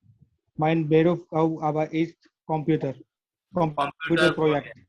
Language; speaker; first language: German; non-native, learner; Gujarati